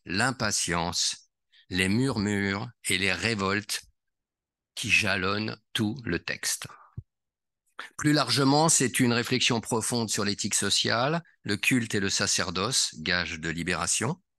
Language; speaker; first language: French; native; French